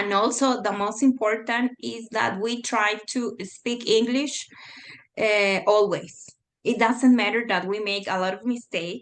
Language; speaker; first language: English; non-native, fluent; Spanish